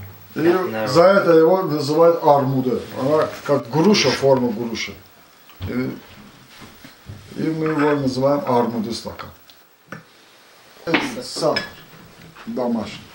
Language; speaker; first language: Russian; non-native, local second language; Azerbaijani